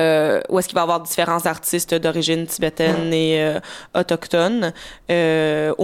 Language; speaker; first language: French; native; French